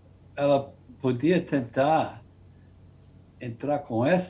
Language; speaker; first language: Portuguese; non-native, fluent; English